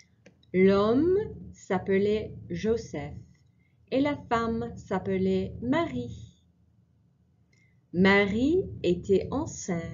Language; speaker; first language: French; non-native, fluent; English